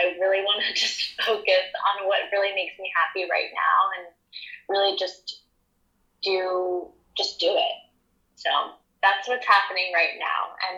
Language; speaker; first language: English; native; English